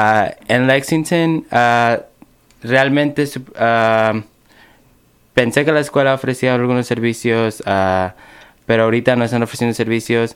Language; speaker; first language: Spanish; early bilingual, other home language; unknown